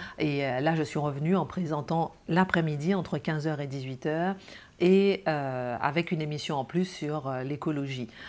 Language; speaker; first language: French; non-native, local second language; Guadeloupean Creole French